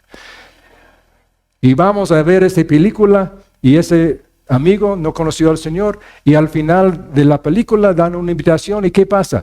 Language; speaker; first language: Spanish; non-native, fluent; English